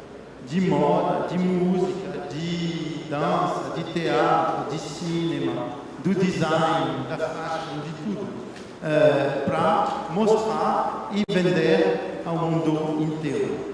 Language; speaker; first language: Portuguese; non-native, fluent; French